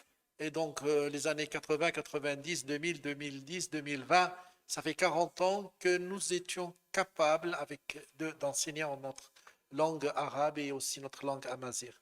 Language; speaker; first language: French; non-native, local second language; Arabic